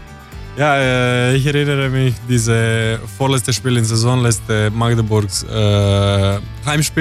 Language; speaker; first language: German; non-native, learner; Croatian